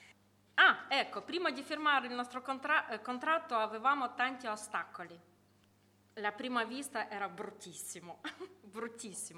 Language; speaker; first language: Italian; non-native, learner; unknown